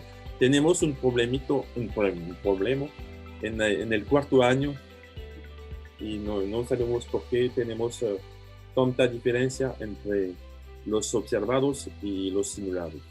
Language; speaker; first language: Spanish; non-native, fluent; French